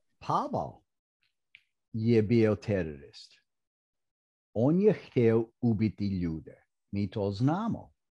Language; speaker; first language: Croatian; early bilingual, heritage; Croatian